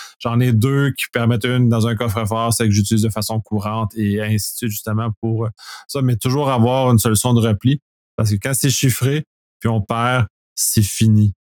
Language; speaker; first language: French; native; French